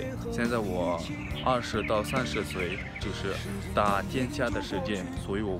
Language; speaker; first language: Chinese; non-native, fluent; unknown